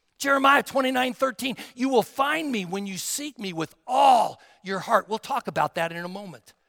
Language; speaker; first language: English; native; English